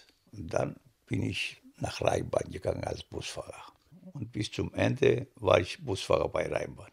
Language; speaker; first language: German; non-native, fluent; Greek